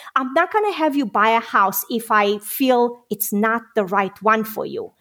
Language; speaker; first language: English; non-native, fluent; Romanian